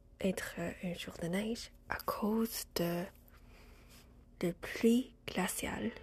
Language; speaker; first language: French; non-native, learner; English